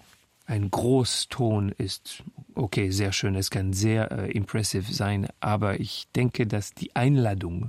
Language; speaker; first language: German; non-native, fluent; French